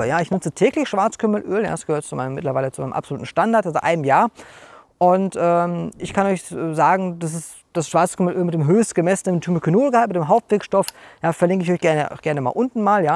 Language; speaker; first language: German; native; German